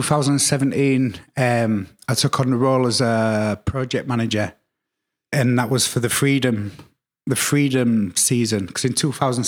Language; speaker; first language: English; native; English